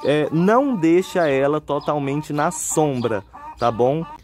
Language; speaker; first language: Portuguese; native; Portuguese